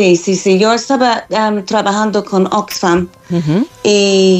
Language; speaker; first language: Spanish; non-native, fluent; English